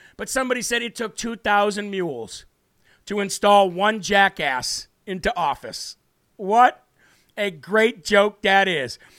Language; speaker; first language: English; native; English